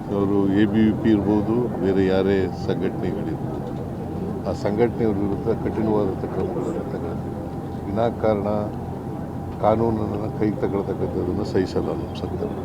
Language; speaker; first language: Kannada; native; Kannada